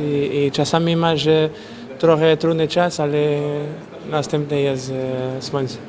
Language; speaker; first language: Polish; non-native, fluent; Portuguese